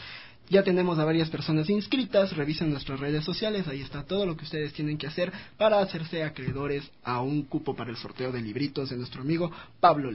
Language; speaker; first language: Spanish; native; Spanish